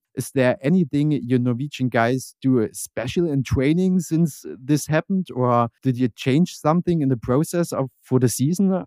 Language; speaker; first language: English; non-native, fluent; German